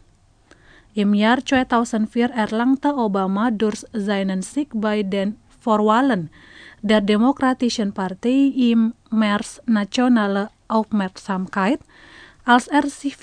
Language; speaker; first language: German; non-native, fluent; Indonesian